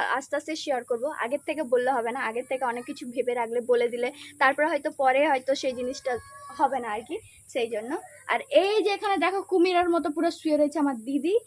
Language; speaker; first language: Bangla; non-native, local second language; Santali